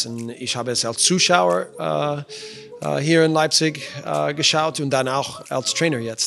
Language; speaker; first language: German; non-native, learner; English